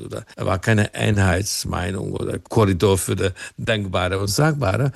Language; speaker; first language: German; non-native, fluent; Hungarian